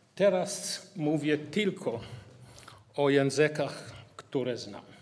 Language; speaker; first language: Polish; non-native, learner; English